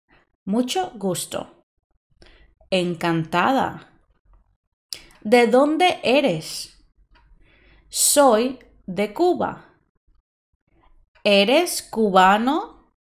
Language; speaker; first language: Spanish; non-native, fluent; English